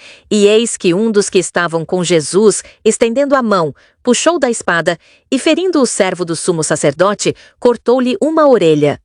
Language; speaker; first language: Portuguese; native; Portuguese